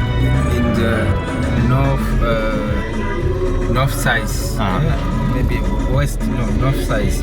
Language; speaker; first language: English; non-native, learner; Sango